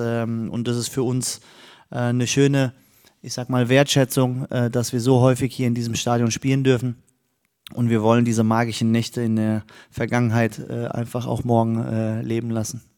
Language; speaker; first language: German; native; German